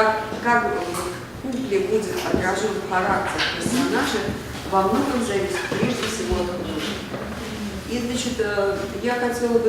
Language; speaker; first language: Russian; native; Russian